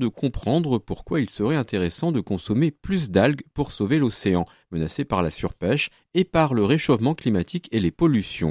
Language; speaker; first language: French; native; French